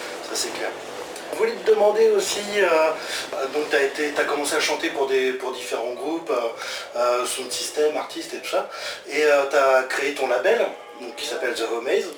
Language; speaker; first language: French; native; French